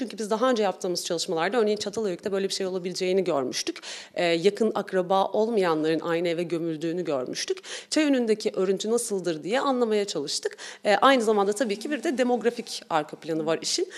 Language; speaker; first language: Turkish; native; Turkish